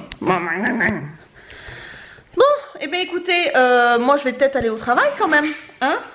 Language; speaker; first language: French; native; French